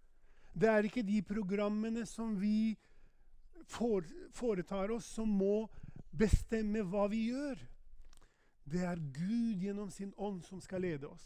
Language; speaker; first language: Norwegian; non-native, fluent; Albanian